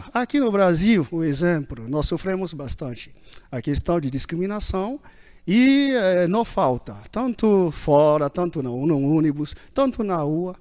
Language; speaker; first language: Portuguese; non-native, fluent; Haitian Creole